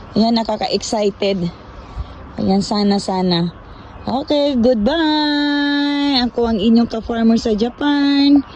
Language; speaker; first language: Filipino; non-native, local second language; Cebuano